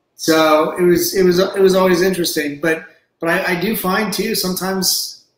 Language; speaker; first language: English; native; English